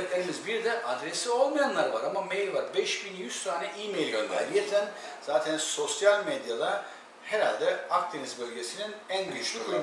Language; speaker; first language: Turkish; native; Turkish